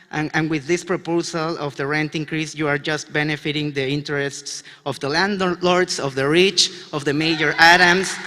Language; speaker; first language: English; non-native, fluent; Spanish